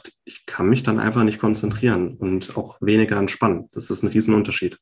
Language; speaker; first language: German; native; German